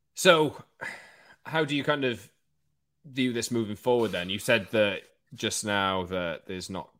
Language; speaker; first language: English; native; English